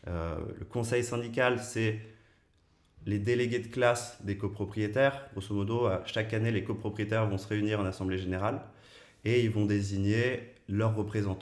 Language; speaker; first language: French; native; French